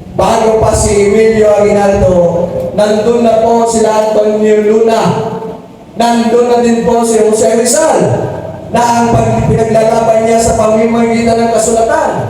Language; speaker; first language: Filipino; non-native, local second language; Cebuano